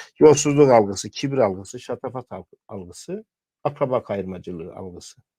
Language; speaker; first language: Turkish; native; Turkish